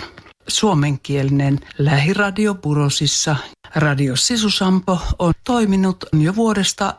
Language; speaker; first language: Finnish; native; Finnish